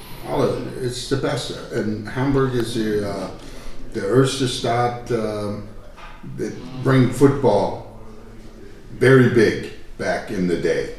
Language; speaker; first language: German; non-native, learner; English